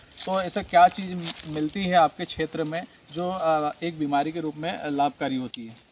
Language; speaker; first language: Hindi; native; Hindi